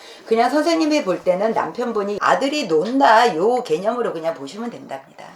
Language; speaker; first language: Korean; native; Korean